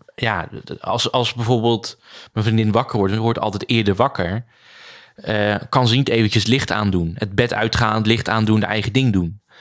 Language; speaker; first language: Dutch; native; Dutch